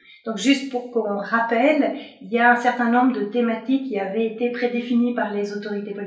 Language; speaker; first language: French; native; French